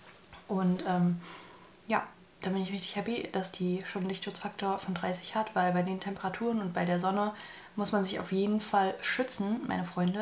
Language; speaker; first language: German; native; German